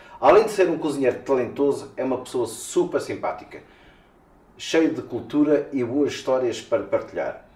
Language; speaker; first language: Portuguese; native; Portuguese